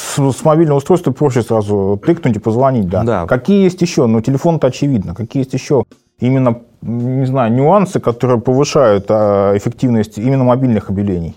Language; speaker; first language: Russian; native; Russian